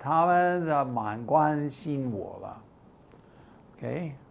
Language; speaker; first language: Chinese; non-native, fluent; English